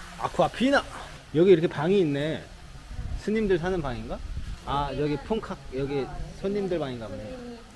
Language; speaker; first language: Korean; native; Korean